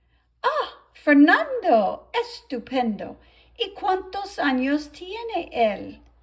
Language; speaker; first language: Spanish; non-native, fluent; English